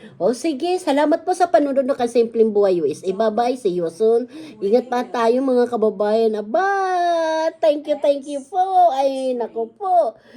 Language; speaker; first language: Filipino; non-native, local second language; Waray